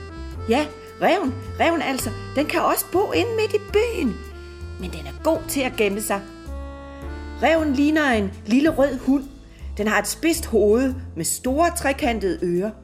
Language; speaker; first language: Danish; native; Danish